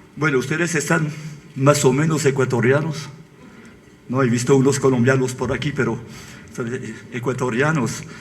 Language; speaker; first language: Spanish; non-native, fluent; French